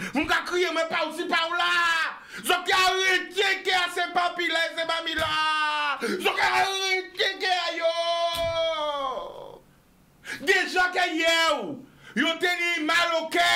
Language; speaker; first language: French; non-native, local second language; Guadeloupean Creole French